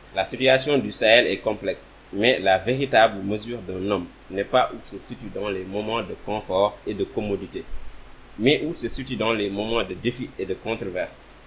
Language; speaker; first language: French; non-native, local second language; Wolof